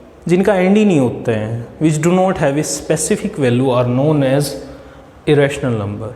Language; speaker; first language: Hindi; native; Hindi